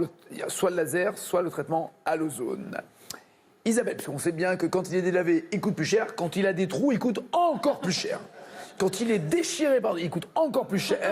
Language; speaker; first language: French; native; French